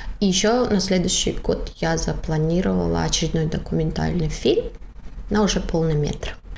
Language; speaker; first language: Russian; non-native, local second language; Tajik